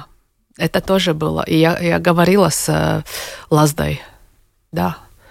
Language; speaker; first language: Russian; non-native, local second language; Latvian